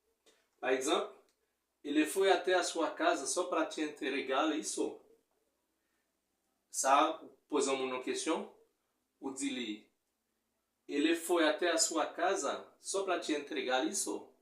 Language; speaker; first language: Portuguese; non-native, fluent; Haitian Creole